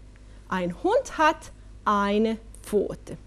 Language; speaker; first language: German; non-native, fluent; Bosnian